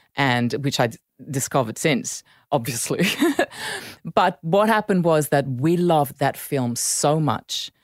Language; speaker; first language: English; non-native, fluent; Italian